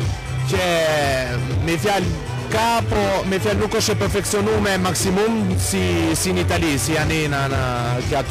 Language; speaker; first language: Albanian; early bilingual, heritage; Albanian